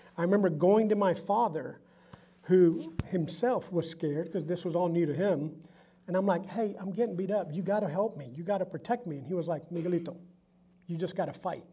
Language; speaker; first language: English; early bilingual, other home language; Spanish